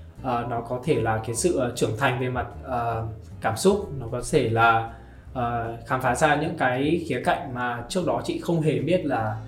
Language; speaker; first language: Vietnamese; native; Vietnamese